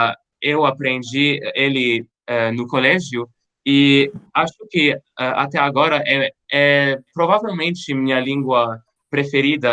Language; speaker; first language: Portuguese; non-native, fluent; French